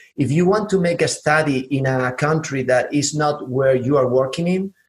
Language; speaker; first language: English; non-native, fluent; Spanish